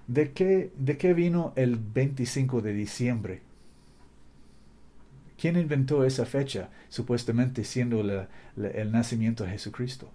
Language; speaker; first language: Spanish; non-native, fluent; English